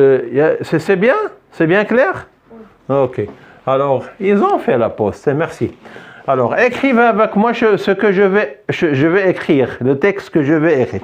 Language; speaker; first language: French; non-native, local second language; Arabic